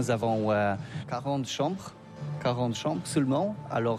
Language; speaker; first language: French; non-native, learner; Polish